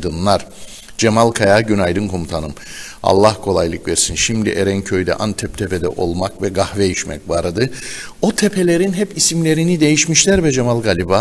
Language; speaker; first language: Turkish; native; Turkish